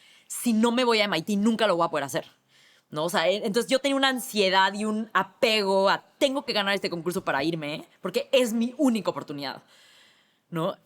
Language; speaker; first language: Spanish; native; Spanish